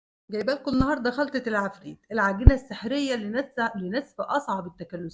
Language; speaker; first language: Arabic; native; Arabic